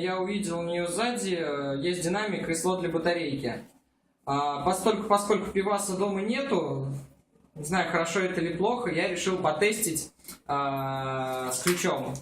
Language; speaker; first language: Russian; native; Russian